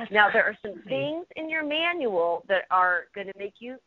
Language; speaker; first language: English; native; English